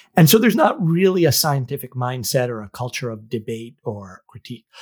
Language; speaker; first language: English; native; English